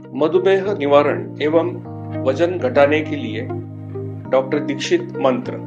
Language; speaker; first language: Hindi; non-native, local second language; Marathi